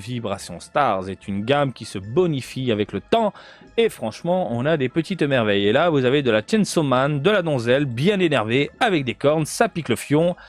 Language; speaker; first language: French; native; French